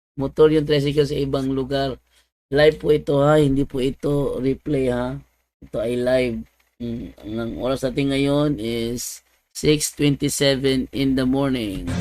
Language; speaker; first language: Filipino; non-native, local second language; Cebuano